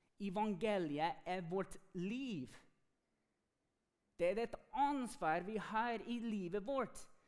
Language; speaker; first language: Norwegian; non-native, fluent; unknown